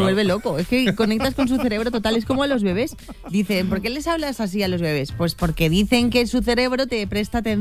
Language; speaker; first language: Spanish; native; Spanish